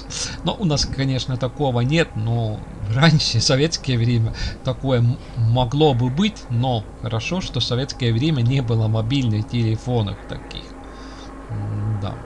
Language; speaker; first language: Russian; non-native, local second language; Estonian